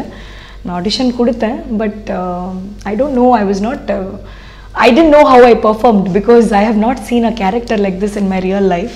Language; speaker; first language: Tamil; non-native, fluent; Odia